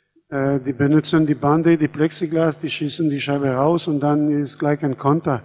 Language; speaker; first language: German; non-native, fluent; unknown